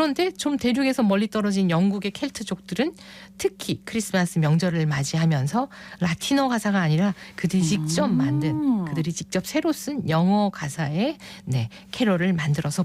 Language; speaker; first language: Korean; native; Korean